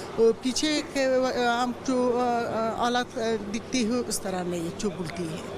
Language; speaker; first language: Hindi; non-native, learner; Persian